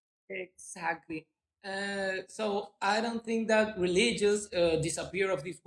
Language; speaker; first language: English; non-native, learner; Spanish